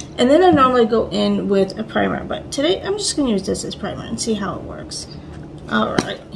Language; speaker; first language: English; native; English